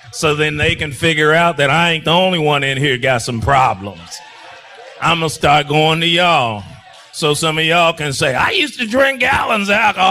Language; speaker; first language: English; native; English